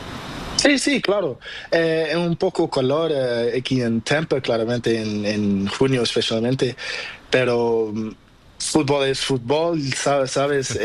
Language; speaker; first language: Spanish; non-native, learner; Portuguese